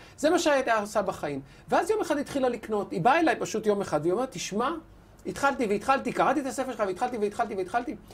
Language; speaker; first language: Hebrew; native; Hebrew